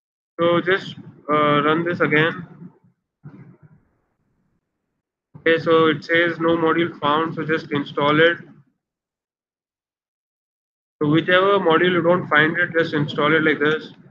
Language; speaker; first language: English; non-native, local second language; Hindi